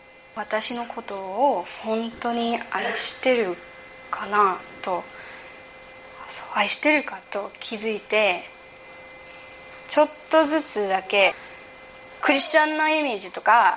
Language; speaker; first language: Japanese; early bilingual, heritage; English